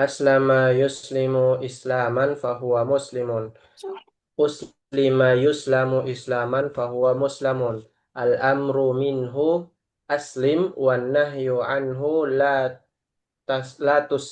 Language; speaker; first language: Arabic; non-native, learner; Indonesian